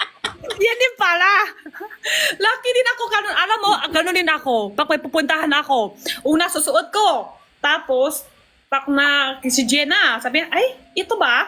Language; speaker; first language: Filipino; non-native, learner; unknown